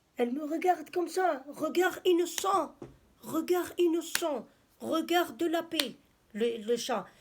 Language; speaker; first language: French; non-native, local second language; Arabic